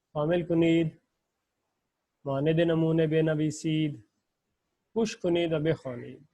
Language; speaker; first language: Persian; non-native, fluent; Urdu